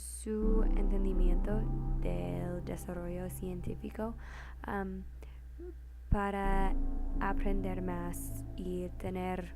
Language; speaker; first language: Spanish; non-native, learner; English